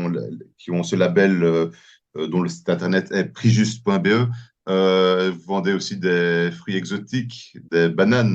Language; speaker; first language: French; native; French